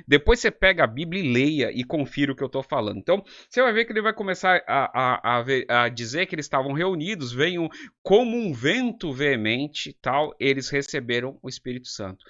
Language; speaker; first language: Portuguese; native; Portuguese